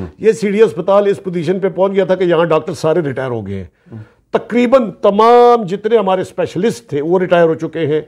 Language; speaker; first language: Urdu; non-native, local second language; Pashto